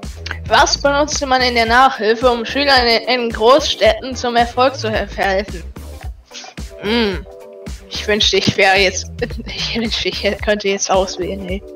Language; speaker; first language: German; native; German